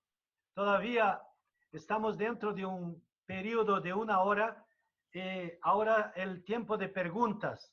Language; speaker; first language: Spanish; non-native, fluent; Portuguese